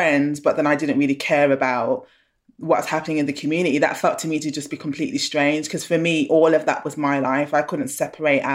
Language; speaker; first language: English; native; English